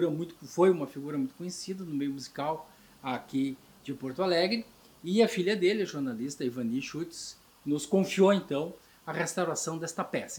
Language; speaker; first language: Portuguese; native; Portuguese